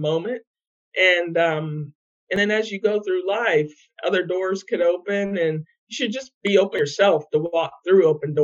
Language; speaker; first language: English; native; English